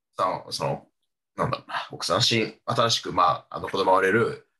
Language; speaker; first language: Japanese; non-native, fluent; Chinese